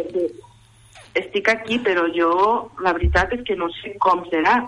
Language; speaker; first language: Catalan; non-native, fluent; Portuguese